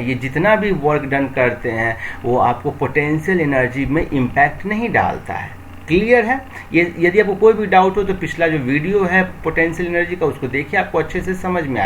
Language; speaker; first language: Hindi; native; Hindi